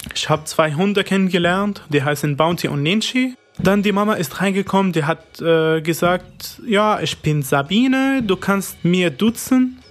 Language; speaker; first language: German; non-native, fluent; Arabic